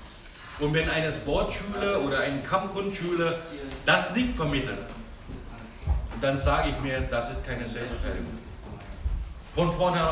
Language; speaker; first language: German; non-native, learner; Thai